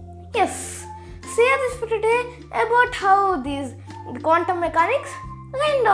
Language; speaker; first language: English; early bilingual, other home language; Telugu